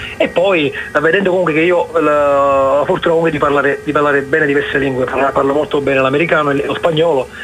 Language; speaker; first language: Italian; native; Italian